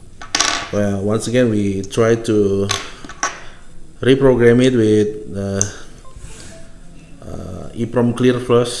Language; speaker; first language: English; non-native, fluent; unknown